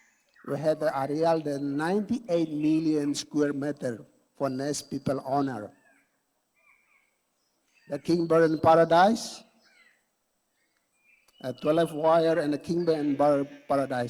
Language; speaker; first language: English; non-native, learner; Indonesian